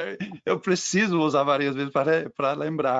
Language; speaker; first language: Portuguese; non-native, fluent; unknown